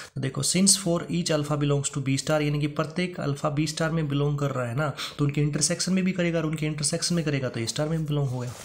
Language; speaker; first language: Hindi; native; Hindi